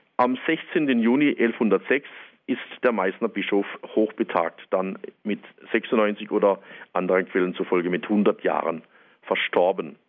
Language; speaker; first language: German; native; German